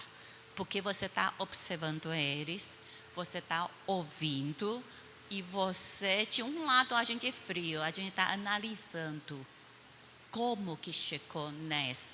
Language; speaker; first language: Portuguese; non-native, fluent; Chinese